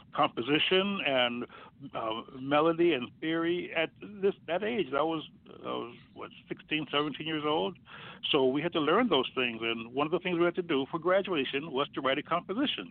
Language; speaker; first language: English; native; English